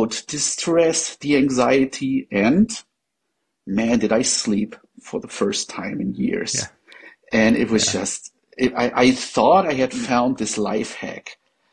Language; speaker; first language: English; non-native, fluent; German